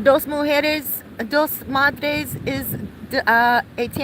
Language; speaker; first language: Spanish; non-native, learner; English